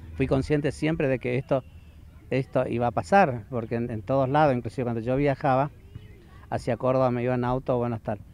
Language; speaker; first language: Spanish; native; Spanish